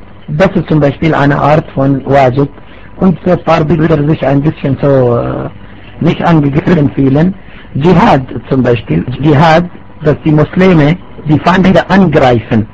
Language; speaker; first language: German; non-native, fluent; Arabic